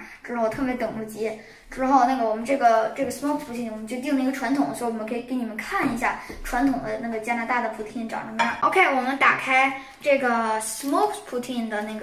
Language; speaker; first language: Chinese; early bilingual, heritage; Chinese